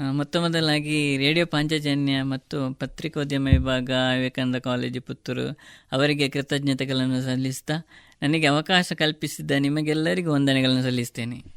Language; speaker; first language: Kannada; non-native, local second language; Tulu